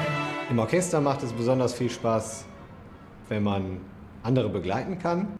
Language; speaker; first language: German; native; German